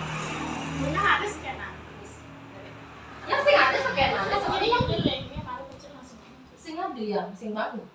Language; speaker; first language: Indonesian; non-native, local second language; Balinese